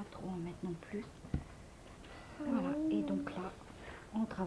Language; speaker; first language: French; native; French